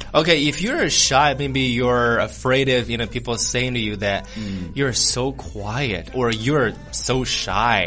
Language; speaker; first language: English; non-native, fluent; Chinese